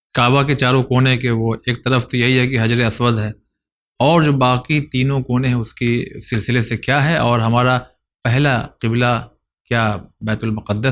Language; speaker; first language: Urdu; native; Urdu